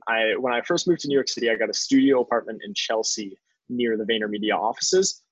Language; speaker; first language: English; native; English